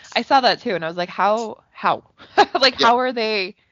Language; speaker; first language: English; native; English